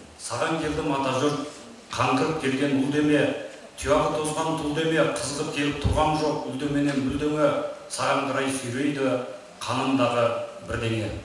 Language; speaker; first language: Kazakh; early bilingual, heritage; Kazakh